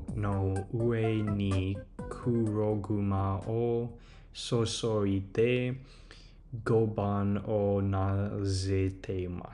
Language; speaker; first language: Japanese; non-native, learner; English